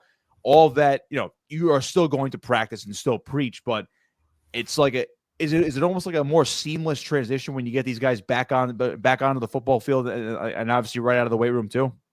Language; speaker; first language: English; native; English